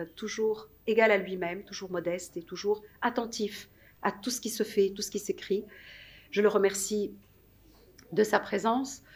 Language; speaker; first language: French; non-native, local second language; Arabic